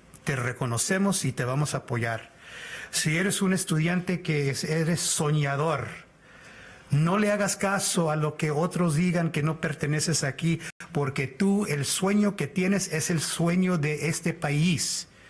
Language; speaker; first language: Spanish; early bilingual, heritage; Spanish